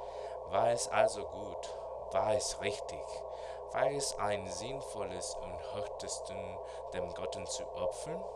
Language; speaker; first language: German; non-native, learner; Spanish